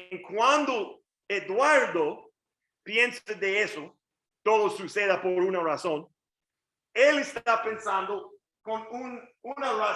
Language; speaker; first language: Spanish; non-native, learner; English